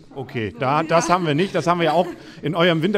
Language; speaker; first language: German; native; German